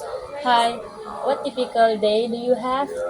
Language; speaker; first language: English; non-native, learner; Indonesian